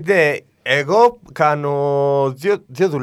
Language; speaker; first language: Greek; non-native, learner; Italian